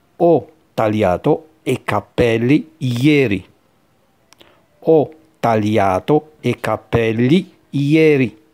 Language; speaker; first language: Italian; non-native, fluent; Arabic